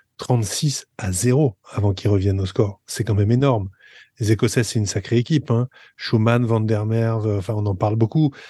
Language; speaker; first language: French; native; French